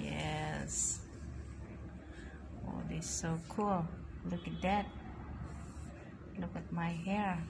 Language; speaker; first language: English; non-native, local second language; Filipino